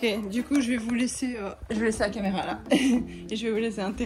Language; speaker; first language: French; native; French